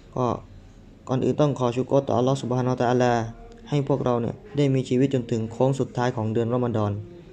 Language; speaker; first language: Thai; non-native, local second language; Malay